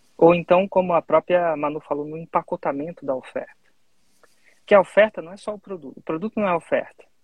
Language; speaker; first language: Portuguese; native; Portuguese